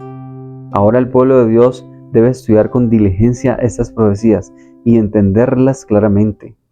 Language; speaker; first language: Spanish; native; Spanish